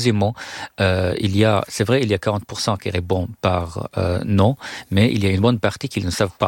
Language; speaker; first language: French; non-native, fluent; Arabic